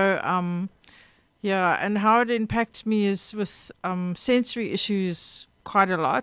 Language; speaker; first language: English; native; English